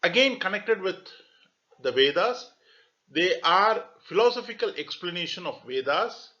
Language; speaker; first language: English; non-native, local second language; Tamil